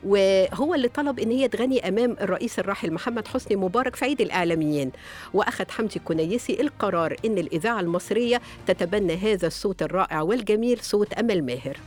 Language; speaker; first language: Arabic; native; Arabic